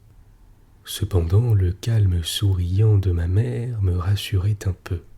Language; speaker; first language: French; native; French